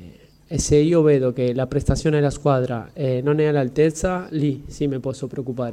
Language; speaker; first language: Italian; non-native, fluent; Spanish